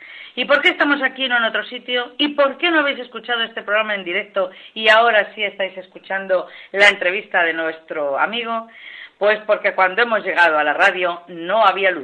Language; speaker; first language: Spanish; native; Spanish